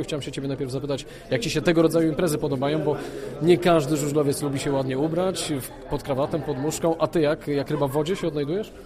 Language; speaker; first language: Polish; native; Polish